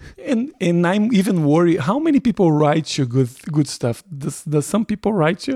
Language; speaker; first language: English; non-native, fluent; Portuguese